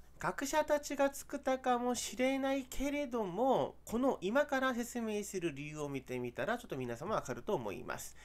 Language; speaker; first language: Japanese; non-native, fluent; Korean